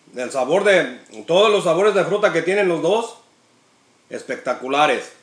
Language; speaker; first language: Spanish; native; Spanish